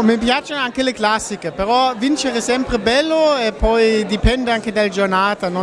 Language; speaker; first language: Italian; non-native, fluent; German